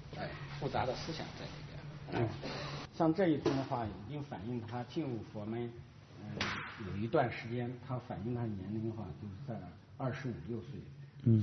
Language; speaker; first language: Chinese; native; Chinese